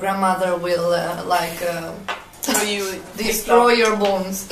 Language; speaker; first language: English; non-native, fluent; Italian